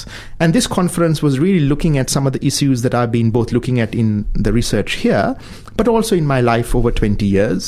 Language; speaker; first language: English; non-native, local second language; Sinhala